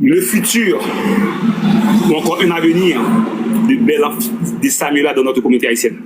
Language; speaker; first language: French; non-native, local second language; Haitian Creole